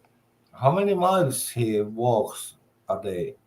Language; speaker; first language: English; non-native, learner; Finnish